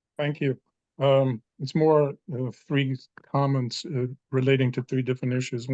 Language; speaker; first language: English; non-native, fluent; Danish